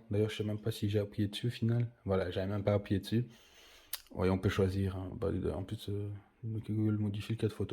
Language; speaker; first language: French; native; French